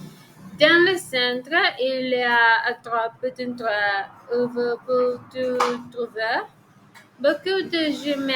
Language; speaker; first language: French; non-native, learner; Spanish